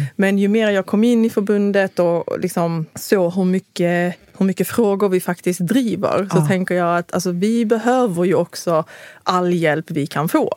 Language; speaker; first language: Swedish; early bilingual, other home language; Arabic